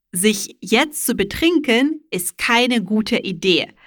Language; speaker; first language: German; non-native, fluent; Russian